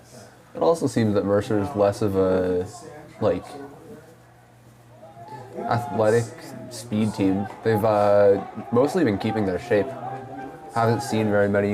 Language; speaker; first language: English; native; English